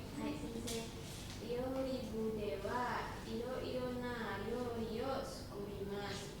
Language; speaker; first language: Japanese; non-native, learner; Indonesian